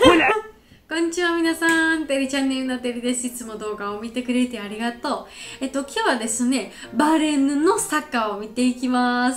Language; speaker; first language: Japanese; non-native, learner; Georgian